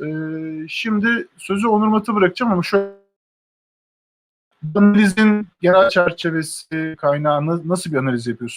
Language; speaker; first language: Turkish; native; Turkish